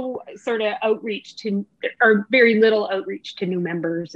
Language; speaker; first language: English; native; English